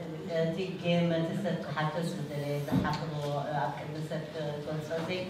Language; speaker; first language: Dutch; non-native, learner; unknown